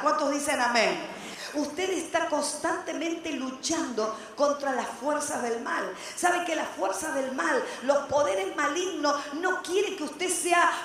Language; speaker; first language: Spanish; native; Spanish